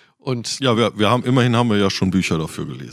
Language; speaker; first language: German; native; German